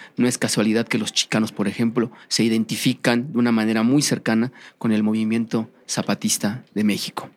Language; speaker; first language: Spanish; native; Spanish